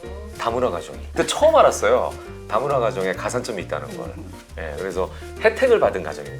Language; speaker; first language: Korean; native; Korean